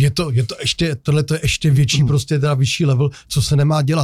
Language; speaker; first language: Czech; native; Czech